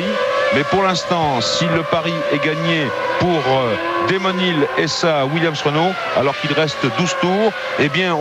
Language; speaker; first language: French; native; French